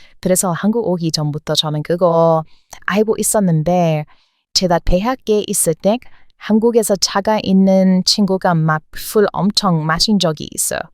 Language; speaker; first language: Korean; non-native, fluent; English